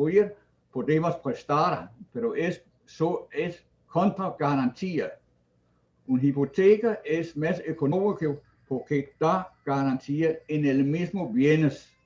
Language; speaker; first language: Spanish; non-native, fluent; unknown